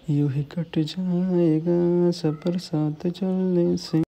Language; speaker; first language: Hindi; non-native, local second language; Marathi